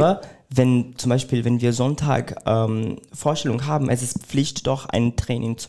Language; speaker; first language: German; non-native, fluent; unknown